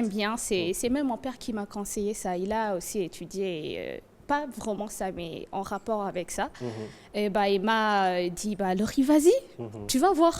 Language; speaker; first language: French; non-native, local second language; Rundi